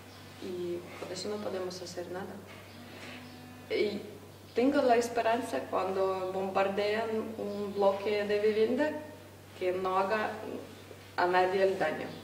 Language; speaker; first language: Spanish; non-native, fluent; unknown